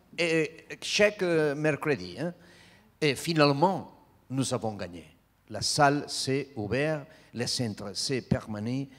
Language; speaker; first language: French; non-native, learner; Spanish